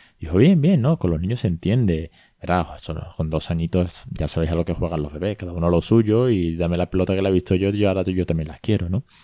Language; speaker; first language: Spanish; native; Spanish